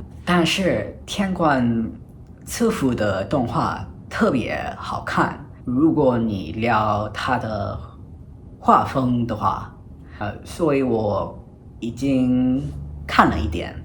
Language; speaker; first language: Chinese; non-native, fluent; English